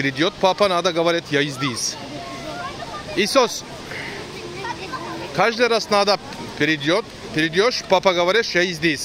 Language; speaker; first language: Russian; non-native, learner; Turkish